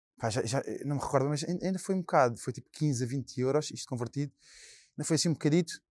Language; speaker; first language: Portuguese; native; Portuguese